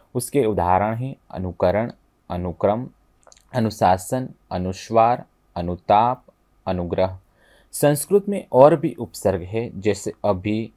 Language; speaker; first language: Hindi; non-native, local second language; Gujarati